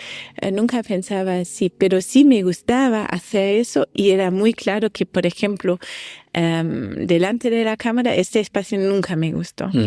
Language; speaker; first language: Spanish; non-native, fluent; German